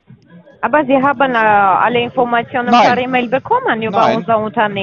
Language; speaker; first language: German; non-native, learner; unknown